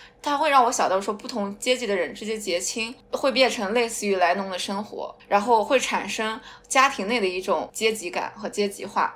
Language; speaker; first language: Chinese; non-native, local second language; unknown